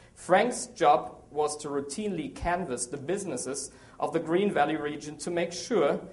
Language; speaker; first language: English; non-native, fluent; German